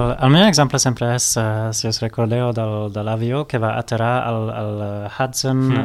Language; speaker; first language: Catalan; non-native, fluent; German